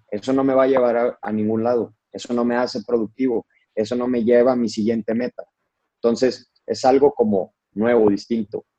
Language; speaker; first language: Spanish; native; Spanish